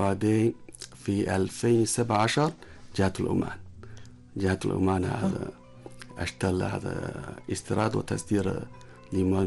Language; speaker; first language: Arabic; non-native, learner; Chinese